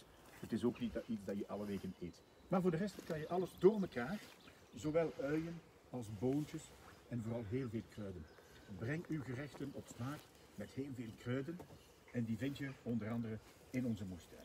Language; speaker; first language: Dutch; native; Dutch